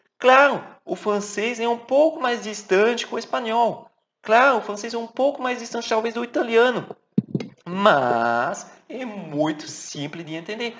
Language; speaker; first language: Portuguese; non-native, fluent; French